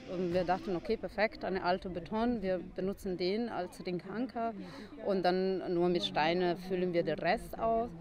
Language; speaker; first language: German; non-native, fluent; Italian